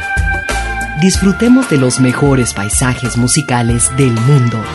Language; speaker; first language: Spanish; native; Spanish